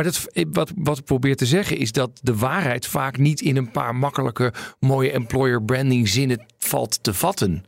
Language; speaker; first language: Dutch; native; Dutch